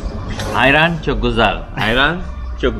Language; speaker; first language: Turkish; non-native, learner; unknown